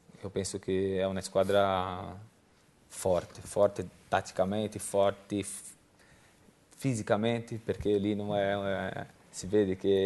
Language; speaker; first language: Italian; non-native, learner; Portuguese